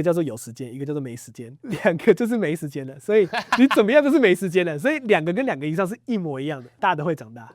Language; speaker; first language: Chinese; native; Chinese